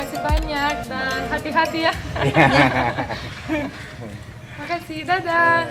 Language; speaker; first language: Indonesian; non-native, fluent; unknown